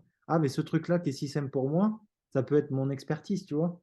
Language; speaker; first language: French; native; French